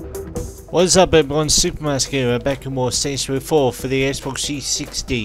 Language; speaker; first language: English; native; English